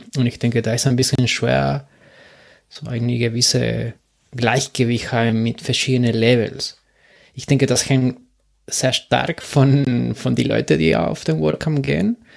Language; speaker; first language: German; non-native, fluent; Spanish